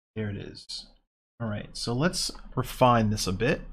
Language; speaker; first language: English; native; English